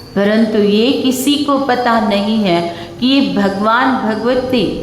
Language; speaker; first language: Hindi; non-native, local second language; Kannada